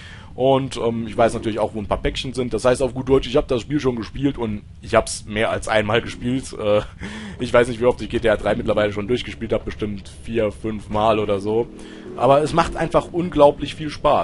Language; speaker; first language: German; native; German